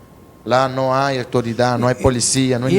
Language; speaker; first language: Portuguese; non-native, learner; Spanish